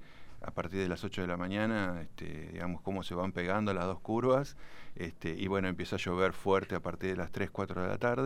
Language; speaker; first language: Spanish; native; Spanish